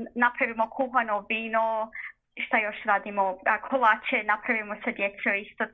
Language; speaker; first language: Croatian; early bilingual, heritage; Croatian